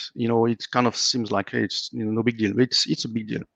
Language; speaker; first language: English; non-native, fluent; French